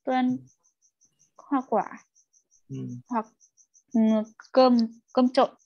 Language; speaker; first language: Korean; non-native, learner; Vietnamese